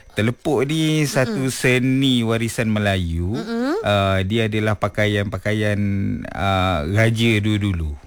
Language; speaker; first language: Malay; native; Malay